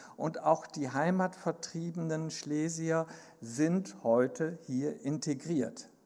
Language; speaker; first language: German; native; German